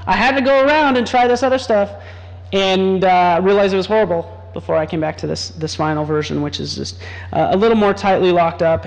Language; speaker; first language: English; native; English